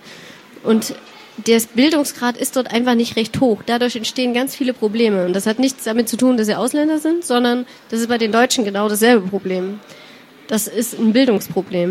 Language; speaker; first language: German; native; German